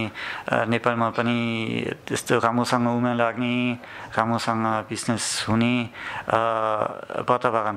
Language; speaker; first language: Nepali; non-native, learner; German